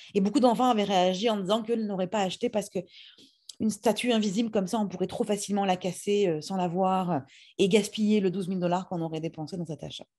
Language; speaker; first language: French; native; French